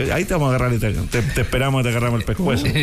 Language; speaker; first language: Spanish; native; Spanish